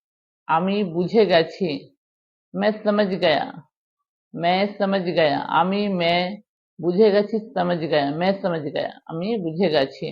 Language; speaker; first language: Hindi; non-native, local second language; Bangla